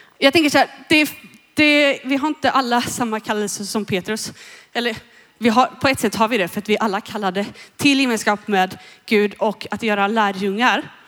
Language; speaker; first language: Swedish; native; Swedish